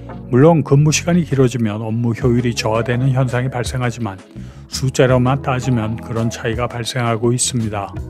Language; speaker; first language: Korean; native; Korean